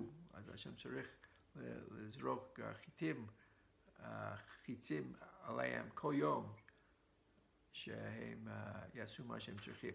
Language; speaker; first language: Hebrew; non-native, fluent; English